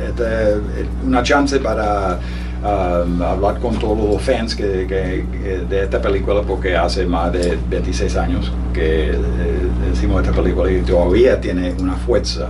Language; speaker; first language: Spanish; early bilingual, heritage; Spanish